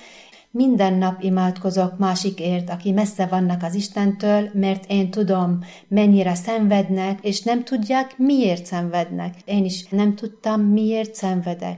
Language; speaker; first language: Hungarian; non-native, fluent; Arabic